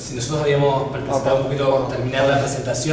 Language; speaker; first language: Spanish; native; Spanish